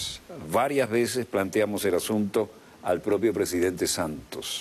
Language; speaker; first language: Spanish; native; Spanish